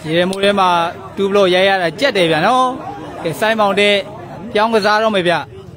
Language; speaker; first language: Burmese; native; Burmese